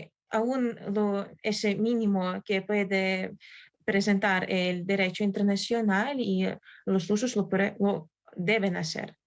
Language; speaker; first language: Spanish; non-native, learner; Ukrainian